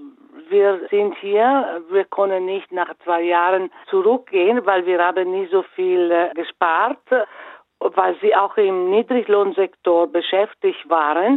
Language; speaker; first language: German; non-native, fluent; Italian